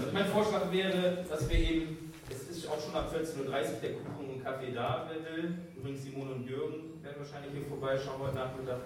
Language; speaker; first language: German; native; German